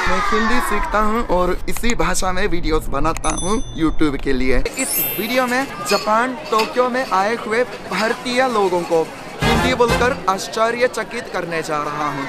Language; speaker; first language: Hindi; non-native, fluent; Japanese